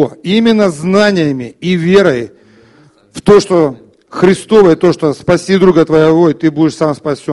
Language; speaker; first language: Russian; native; Russian